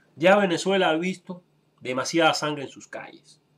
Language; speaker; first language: Spanish; native; Spanish